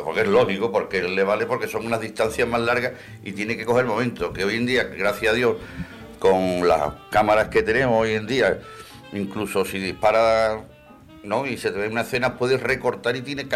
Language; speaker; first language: Spanish; native; Spanish